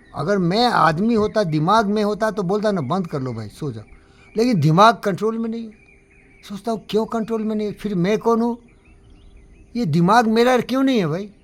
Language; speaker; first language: Hindi; non-native, local second language; Bangla